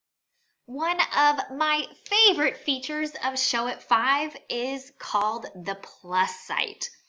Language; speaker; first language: English; native; English